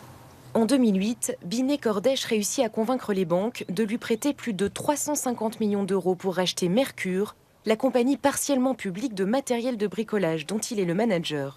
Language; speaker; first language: French; native; French